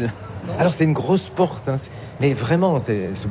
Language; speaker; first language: French; native; French